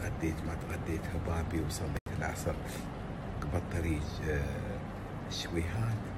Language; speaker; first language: Arabic; native; Arabic